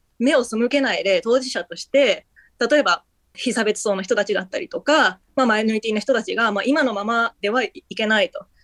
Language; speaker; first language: Japanese; early bilingual, heritage; Japanese